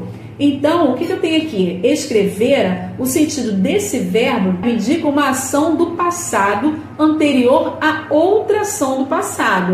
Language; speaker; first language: Portuguese; native; Portuguese